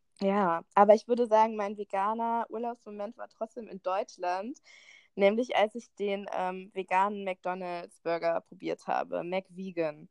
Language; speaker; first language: German; native; German